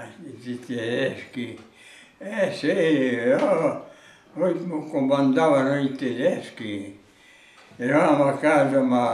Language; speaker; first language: Italian; non-native, local second language; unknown